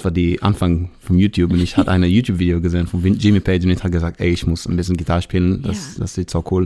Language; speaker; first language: German; non-native, learner; Hebrew